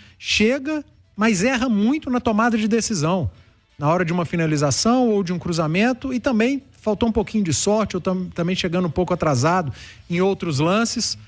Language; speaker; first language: Portuguese; native; Portuguese